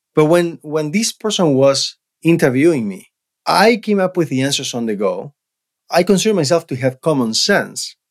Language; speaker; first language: English; non-native, fluent; Spanish